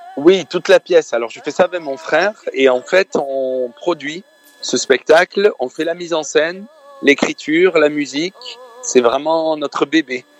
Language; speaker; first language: French; native; French